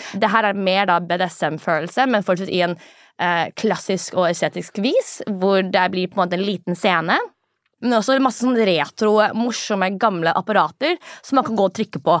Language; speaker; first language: Norwegian; early bilingual, other home language; English